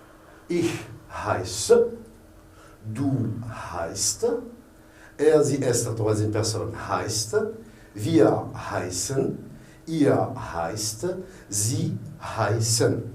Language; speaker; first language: German; non-native, fluent; Arabic